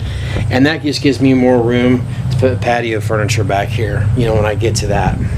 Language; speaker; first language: English; native; English